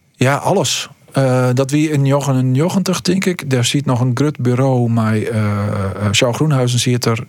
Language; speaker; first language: Dutch; native; Dutch